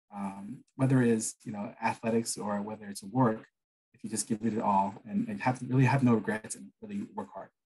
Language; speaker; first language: English; non-native, fluent; Korean